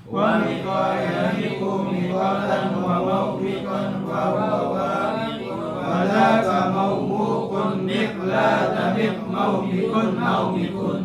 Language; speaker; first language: Arabic; non-native, learner; Indonesian